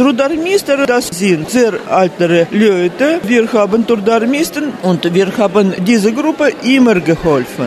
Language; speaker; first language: German; non-native, fluent; Russian